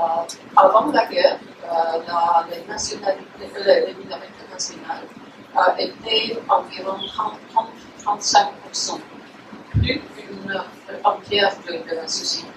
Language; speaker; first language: French; non-native, fluent; Polish